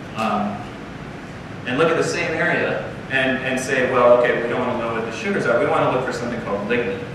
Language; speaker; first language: English; native; English